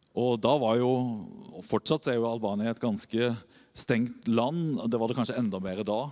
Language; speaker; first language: Norwegian; native; Norwegian